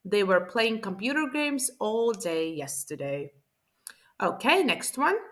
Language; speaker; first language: English; non-native, fluent; Latvian